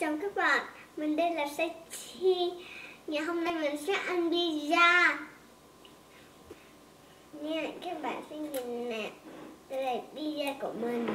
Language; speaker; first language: Vietnamese; early bilingual, heritage; Vietnamese